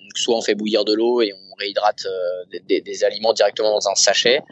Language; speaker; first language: French; native; French